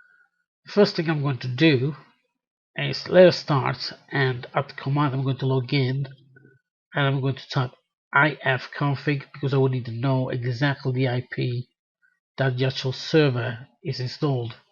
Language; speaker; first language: English; non-native, fluent; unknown